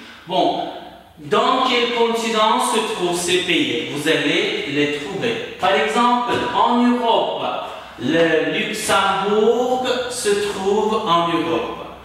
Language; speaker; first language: French; non-native, fluent; Uzbek